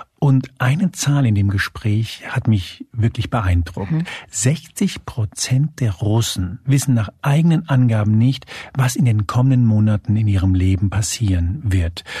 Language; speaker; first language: German; early bilingual, other home language; Spanish